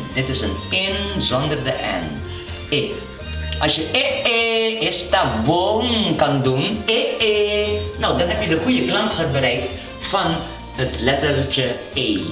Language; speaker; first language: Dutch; non-native, local second language; Papiamento